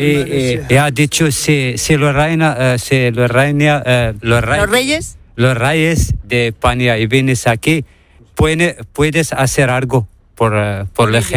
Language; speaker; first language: Spanish; non-native, learner; Arabic